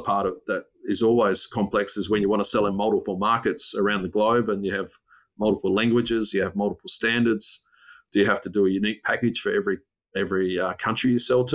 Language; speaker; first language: English; native; English